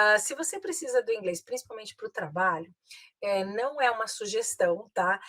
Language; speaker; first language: Portuguese; native; Portuguese